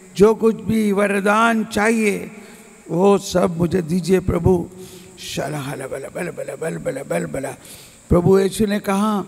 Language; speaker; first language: Hindi; non-native, local second language; Malayalam